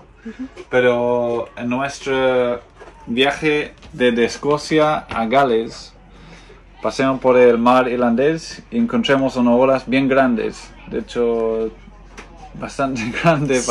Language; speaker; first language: Spanish; non-native, fluent; English